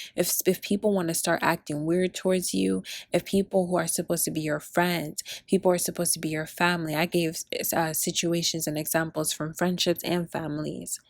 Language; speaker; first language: English; early bilingual, other home language; Spanish